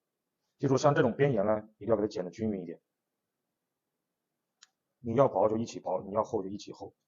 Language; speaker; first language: Chinese; native; Chinese